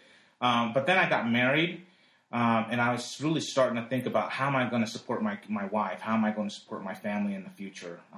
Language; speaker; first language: English; early bilingual, other home language; Spanish